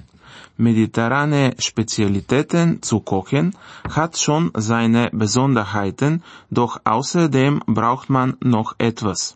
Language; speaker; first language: German; non-native, fluent; Bulgarian